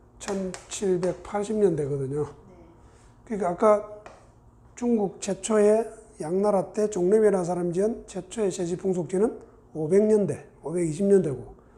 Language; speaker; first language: Korean; native; Korean